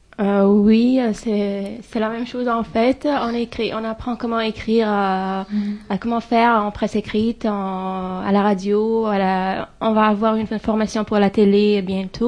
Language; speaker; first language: French; non-native, fluent; Arabic